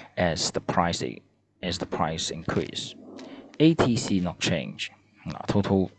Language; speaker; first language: English; non-native, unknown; Chinese